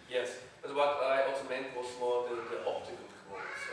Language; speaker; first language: English; non-native, fluent; German